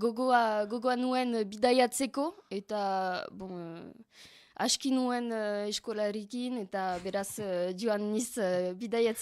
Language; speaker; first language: Basque; non-native, learner; French